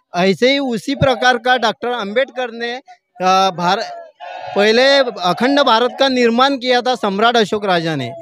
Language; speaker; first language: Hindi; non-native, local second language; Marathi